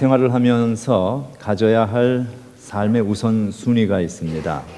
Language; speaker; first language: Korean; native; Korean